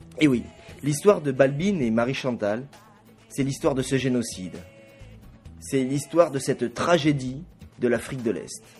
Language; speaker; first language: French; native; French